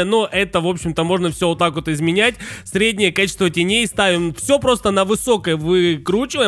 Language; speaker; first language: Russian; native; Russian